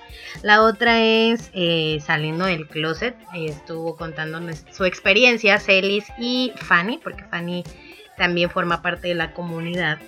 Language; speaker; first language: Spanish; native; Spanish